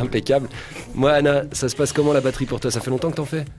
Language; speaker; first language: French; native; French